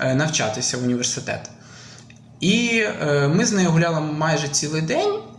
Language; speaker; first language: Ukrainian; non-native, local second language; Russian